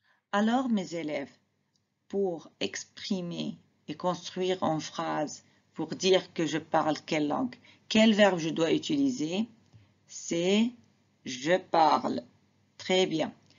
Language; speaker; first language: French; non-native, fluent; Arabic